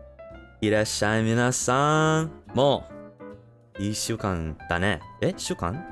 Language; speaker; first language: Japanese; non-native, learner; English